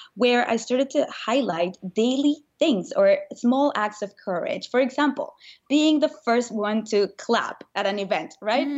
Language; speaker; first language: English; non-native, fluent; Spanish